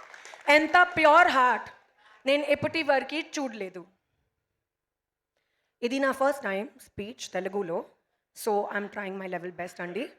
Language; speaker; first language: Telugu; non-native, learner; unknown